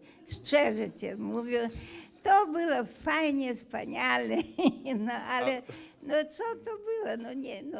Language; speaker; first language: Polish; non-native, fluent; Hungarian